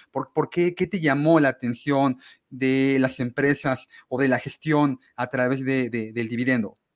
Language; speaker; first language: Spanish; native; Spanish